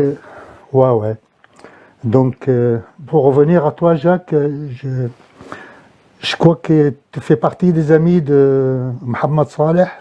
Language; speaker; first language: French; non-native, fluent; Arabic